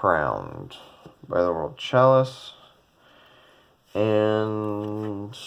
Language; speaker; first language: English; native; English